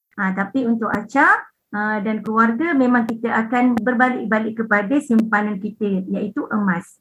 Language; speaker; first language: Malay; non-native, local second language; Western Cham